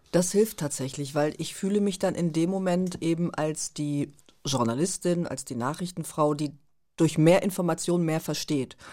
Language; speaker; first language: German; native; German